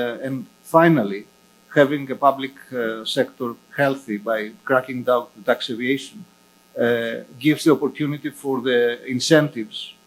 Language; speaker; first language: English; non-native, fluent; Greek